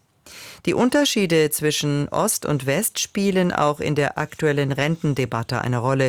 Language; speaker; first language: German; native; German